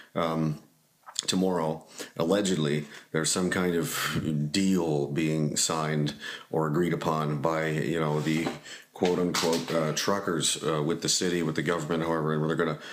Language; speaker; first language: English; native; English